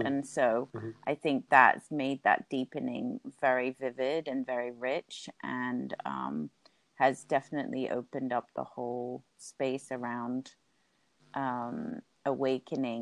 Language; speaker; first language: English; native; English